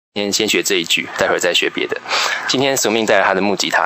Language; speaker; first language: Chinese; native; Chinese